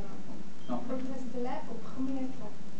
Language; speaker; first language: French; non-native, learner; English